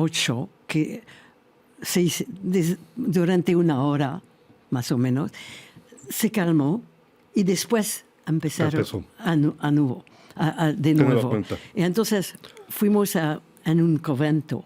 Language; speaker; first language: Spanish; non-native, fluent; French